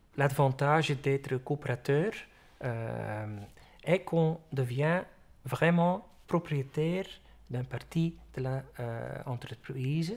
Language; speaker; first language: French; non-native, fluent; Dutch